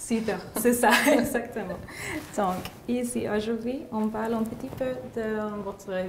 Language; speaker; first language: French; non-native, learner; English